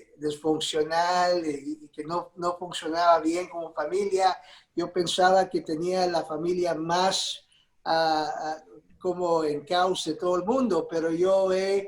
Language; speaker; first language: Spanish; early bilingual, heritage; Spanish